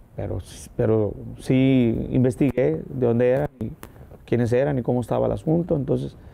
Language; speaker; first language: Spanish; native; Spanish